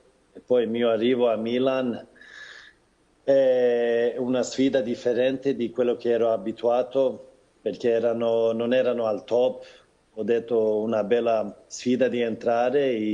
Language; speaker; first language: Italian; non-native, fluent; Swedish